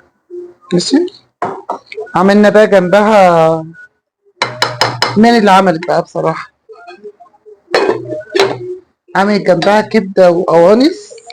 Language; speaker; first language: Arabic; native; Arabic